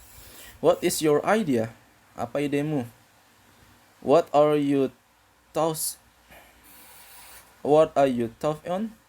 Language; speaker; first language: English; non-native, fluent; Indonesian